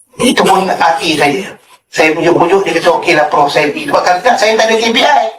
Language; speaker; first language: Malay; native; Malay